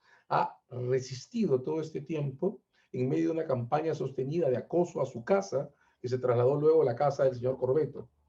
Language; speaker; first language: Spanish; native; Spanish